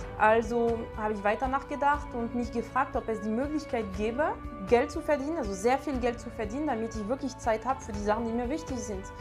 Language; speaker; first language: German; non-native, fluent; French